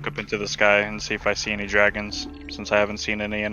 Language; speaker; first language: English; native; English